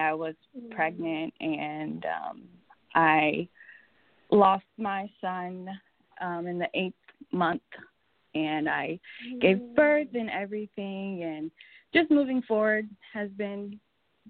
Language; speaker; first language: English; native; English